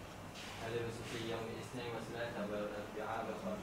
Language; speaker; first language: Arabic; non-native, learner; Malay